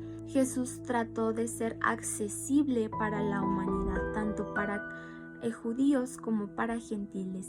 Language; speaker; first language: Spanish; native; Spanish